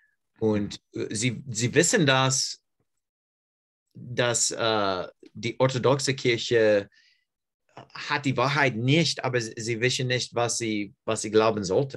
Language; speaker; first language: German; non-native, learner; English